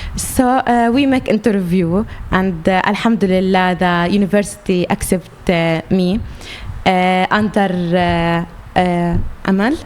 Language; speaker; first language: English; non-native, learner; Arabic